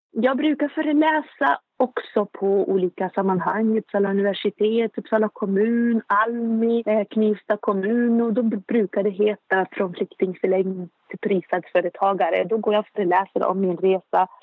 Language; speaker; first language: Swedish; non-native, fluent; Arabic